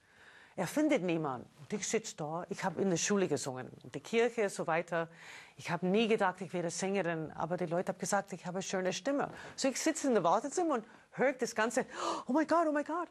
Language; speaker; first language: German; non-native, fluent; English